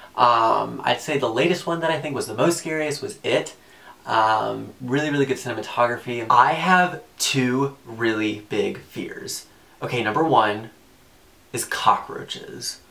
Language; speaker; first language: English; native; English